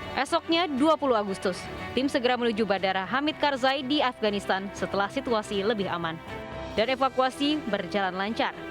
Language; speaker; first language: Indonesian; native; Indonesian